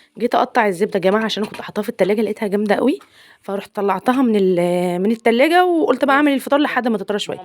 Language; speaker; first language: Arabic; native; Arabic